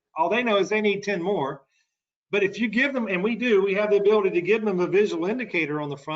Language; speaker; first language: English; native; English